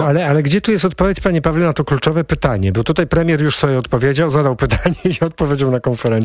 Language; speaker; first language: Polish; native; Polish